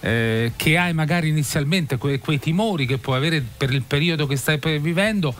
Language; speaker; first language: Italian; native; Italian